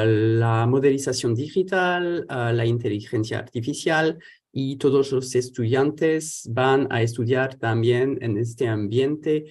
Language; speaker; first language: Spanish; non-native, fluent; French